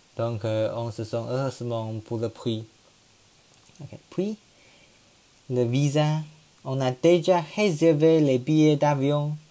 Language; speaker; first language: French; non-native, learner; Chinese